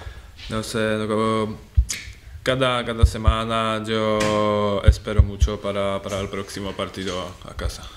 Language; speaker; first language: Spanish; non-native, learner; Czech